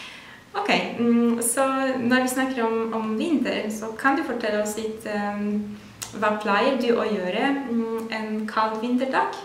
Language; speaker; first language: Norwegian; non-native, fluent; Polish